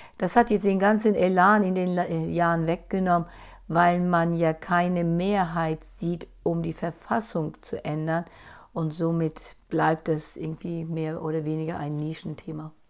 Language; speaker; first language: German; native; German